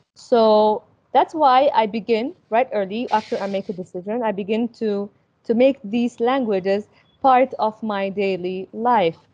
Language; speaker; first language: English; early bilingual, other home language; Arabic